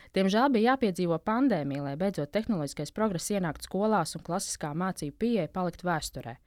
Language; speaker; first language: Latvian; native; Latvian